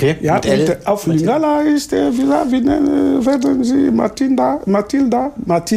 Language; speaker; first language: German; non-native, fluent; Lingala